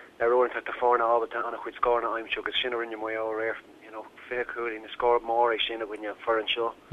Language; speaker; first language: Irish; native; Irish